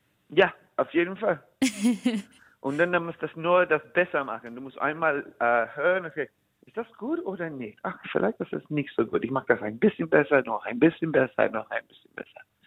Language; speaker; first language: German; non-native, learner; English